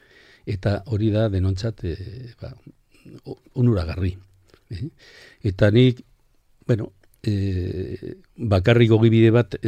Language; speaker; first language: Basque; non-native, local second language; Spanish